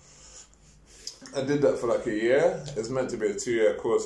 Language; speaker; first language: English; native; English